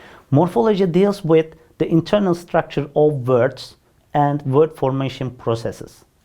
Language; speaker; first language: English; non-native, fluent; Turkish